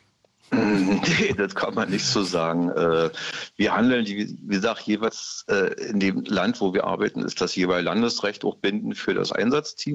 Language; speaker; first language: German; native; German